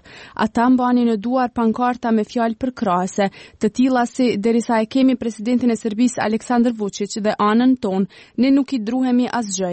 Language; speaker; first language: Albanian; native; Albanian